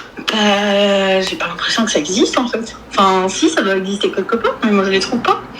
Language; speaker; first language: French; non-native, local second language; Arabic